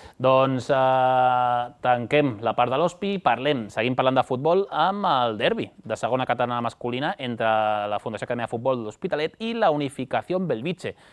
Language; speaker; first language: Catalan; native; Catalan